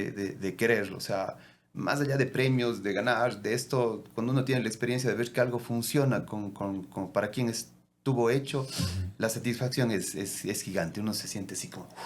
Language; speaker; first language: Spanish; native; Spanish